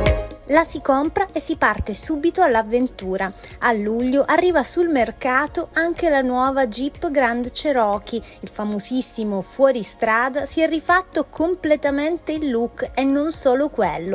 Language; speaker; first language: Italian; native; Italian